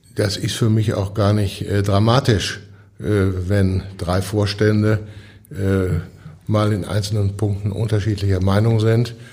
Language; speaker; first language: German; native; German